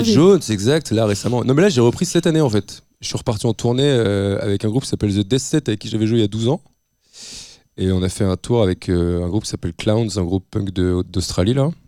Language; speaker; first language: French; native; French